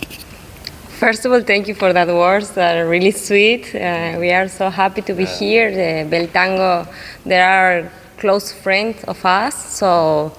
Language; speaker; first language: English; non-native, learner; Spanish